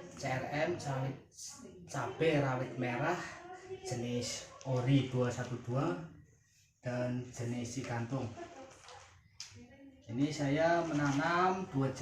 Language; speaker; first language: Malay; non-native, local second language; Javanese